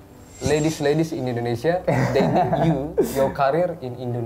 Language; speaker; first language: English; non-native, learner; Indonesian